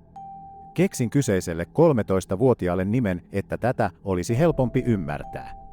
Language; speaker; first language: Finnish; native; Finnish